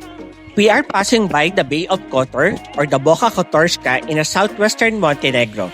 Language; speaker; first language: English; non-native, local second language; Filipino